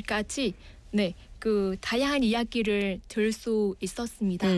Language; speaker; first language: Korean; non-native, fluent; Vietnamese